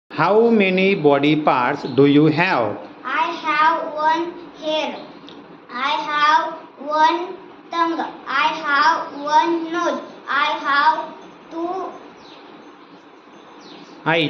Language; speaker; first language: English; non-native, learner; Marathi